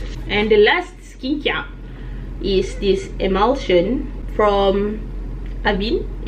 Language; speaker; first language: English; non-native, local second language; Malay